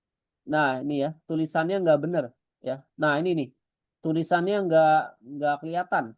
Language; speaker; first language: Indonesian; native; Indonesian